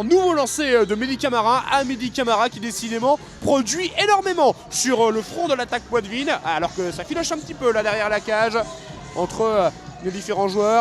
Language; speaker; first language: French; native; French